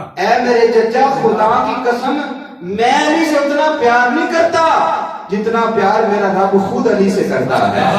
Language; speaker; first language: Urdu; non-native, local second language; Punjabi